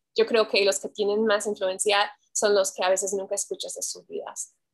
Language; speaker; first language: Spanish; non-native, fluent; English